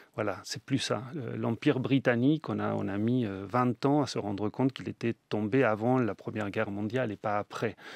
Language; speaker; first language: French; early bilingual, other home language; Spanish